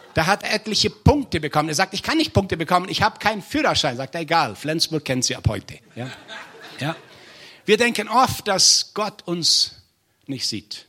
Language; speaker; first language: German; non-native, fluent; Portuguese